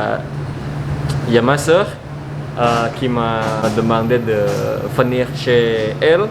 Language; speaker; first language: French; non-native, learner; Indonesian